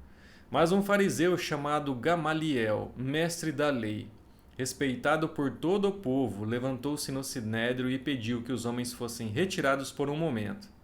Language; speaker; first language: Portuguese; native; Portuguese